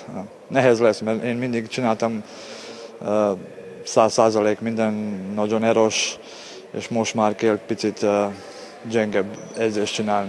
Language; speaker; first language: Hungarian; non-native, learner; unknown